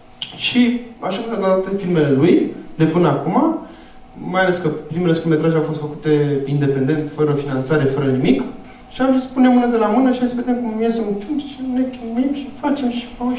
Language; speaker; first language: Romanian; native; Romanian